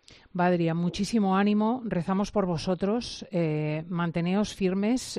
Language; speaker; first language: Spanish; native; Spanish